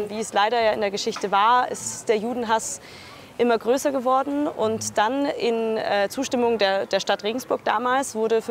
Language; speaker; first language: German; native; German